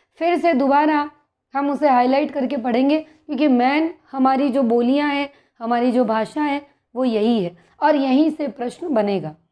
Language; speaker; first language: Hindi; native; Hindi